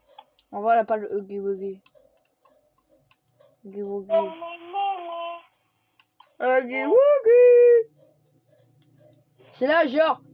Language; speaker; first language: French; native; French